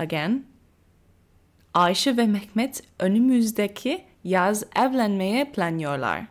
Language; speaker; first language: Turkish; non-native, learner; English